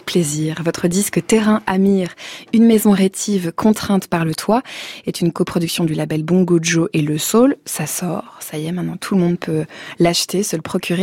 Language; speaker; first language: French; native; French